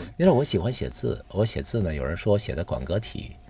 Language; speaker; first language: Chinese; native; Chinese